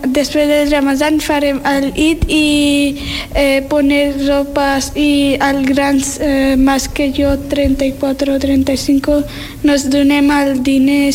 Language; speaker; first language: Catalan; non-native, learner; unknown